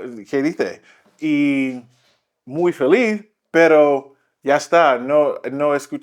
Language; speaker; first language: Spanish; non-native, learner; English